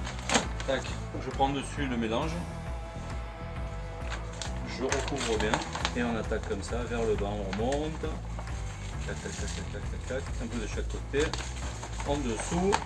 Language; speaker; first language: French; native; French